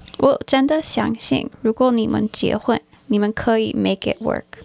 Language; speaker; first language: Chinese; non-native, learner; English